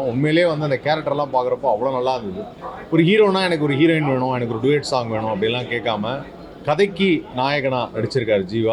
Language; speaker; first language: Tamil; native; Tamil